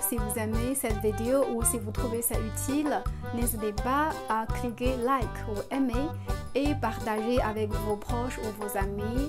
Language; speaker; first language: French; non-native, fluent; Chinese